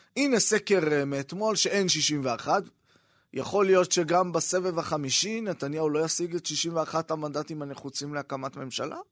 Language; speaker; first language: Hebrew; native; Hebrew